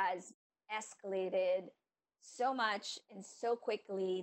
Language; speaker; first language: English; non-native, local second language; Filipino